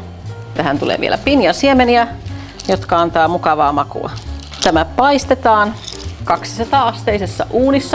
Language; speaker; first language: Finnish; native; Finnish